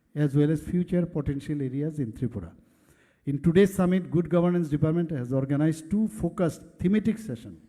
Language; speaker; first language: English; non-native, local second language; Bangla